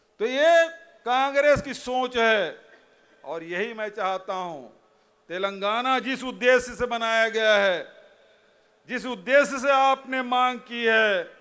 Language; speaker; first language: Hindi; native; Hindi